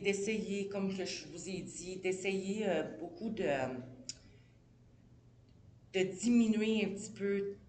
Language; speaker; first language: French; native; French